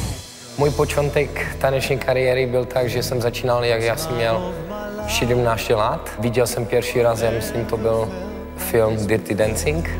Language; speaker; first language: Polish; non-native, learner; Czech